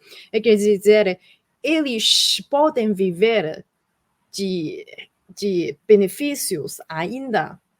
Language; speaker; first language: Portuguese; non-native, fluent; Chinese